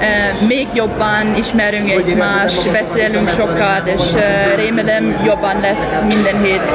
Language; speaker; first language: Hungarian; non-native, learner; German